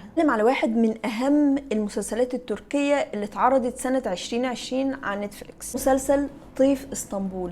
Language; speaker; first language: Arabic; native; Arabic